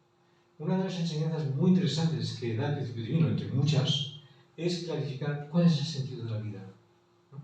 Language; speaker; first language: Spanish; native; Spanish